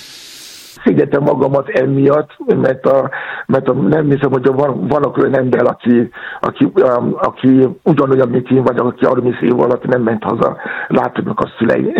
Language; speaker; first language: Hungarian; non-native, fluent; Yoruba